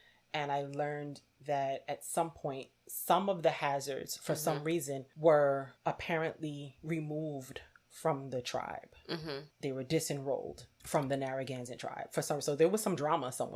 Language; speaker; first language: English; native; English